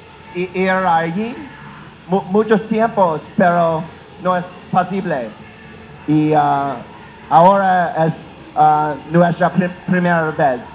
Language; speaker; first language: Spanish; non-native, learner; English